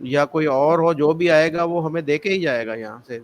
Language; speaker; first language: Urdu; non-native, local second language; Punjabi